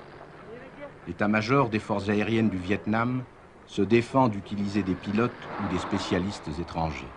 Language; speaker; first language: French; native; French